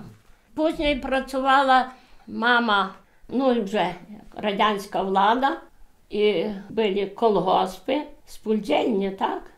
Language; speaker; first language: Polish; early bilingual, heritage; Polish